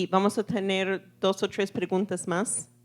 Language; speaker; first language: Spanish; non-native, fluent; English